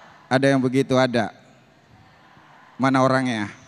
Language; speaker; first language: Indonesian; native; Indonesian